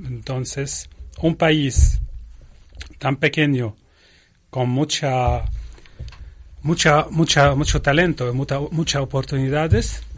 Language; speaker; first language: Spanish; non-native, learner; Arabic